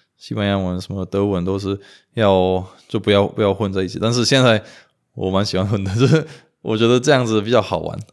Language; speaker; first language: Chinese; non-native, fluent; Romanian